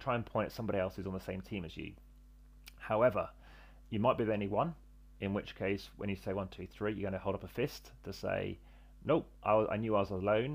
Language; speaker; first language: English; native; English